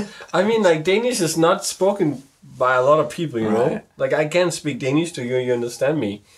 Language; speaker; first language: English; non-native, fluent; Danish